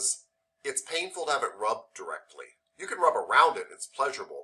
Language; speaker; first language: English; native; English